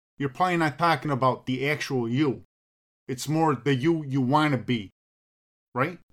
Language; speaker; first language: English; native; English